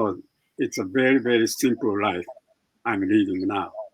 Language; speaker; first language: English; non-native, fluent; Japanese